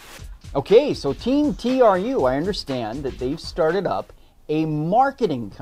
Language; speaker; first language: English; native; English